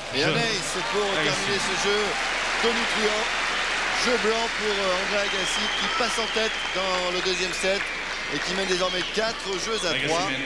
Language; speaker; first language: French; native; French